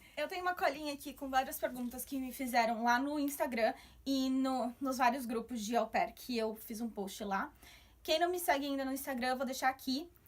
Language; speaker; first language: Portuguese; native; Portuguese